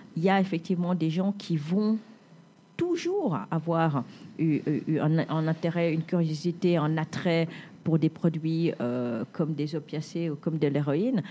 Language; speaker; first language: French; native; French